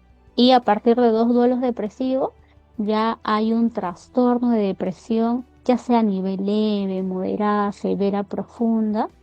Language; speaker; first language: Spanish; native; Spanish